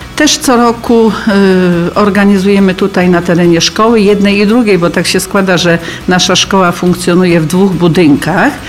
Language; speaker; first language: Polish; native; Polish